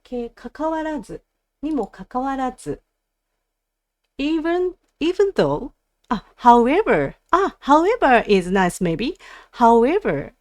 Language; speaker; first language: English; non-native, learner; Japanese